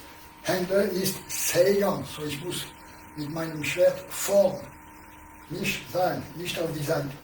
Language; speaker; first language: German; non-native, learner; French